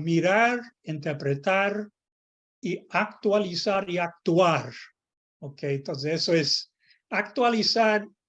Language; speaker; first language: Spanish; non-native, fluent; English